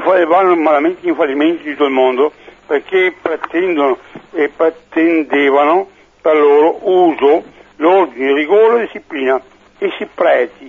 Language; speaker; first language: Italian; non-native, fluent; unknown